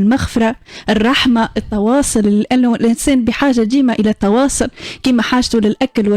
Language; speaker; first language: Arabic; native; Arabic